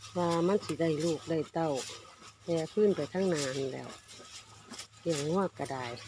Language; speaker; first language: Thai; native; Thai